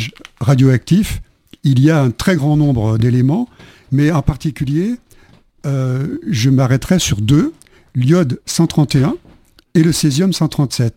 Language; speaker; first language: French; native; French